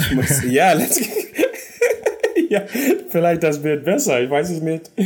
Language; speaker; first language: German; non-native, fluent; English